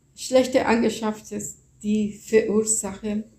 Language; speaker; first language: German; non-native, fluent; Spanish